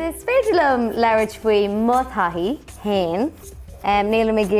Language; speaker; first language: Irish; non-native, local second language; English